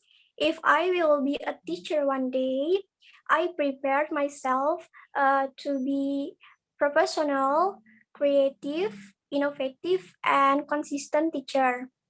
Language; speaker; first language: English; non-native, learner; Indonesian